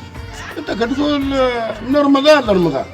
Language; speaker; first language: Arabic; native; Arabic